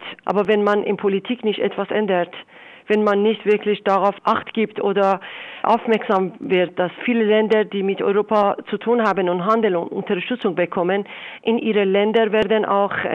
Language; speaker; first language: German; non-native, fluent; Persian